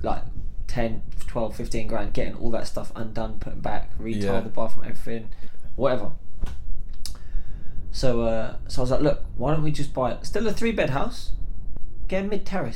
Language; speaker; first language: English; native; English